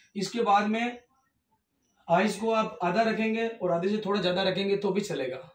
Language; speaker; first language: Hindi; non-native, local second language; Rajasthani